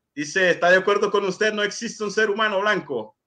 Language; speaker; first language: Spanish; native; Spanish